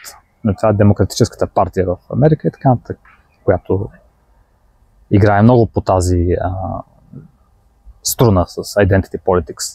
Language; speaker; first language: Bulgarian; native; Bulgarian